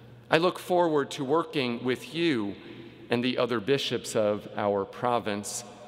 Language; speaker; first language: English; native; English